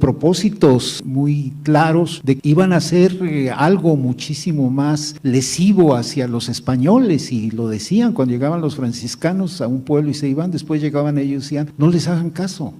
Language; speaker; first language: Spanish; native; Spanish